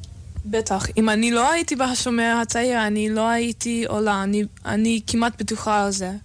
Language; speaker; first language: Hebrew; non-native, learner; English